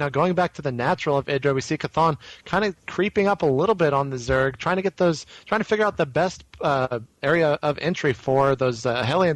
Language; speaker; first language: English; native; English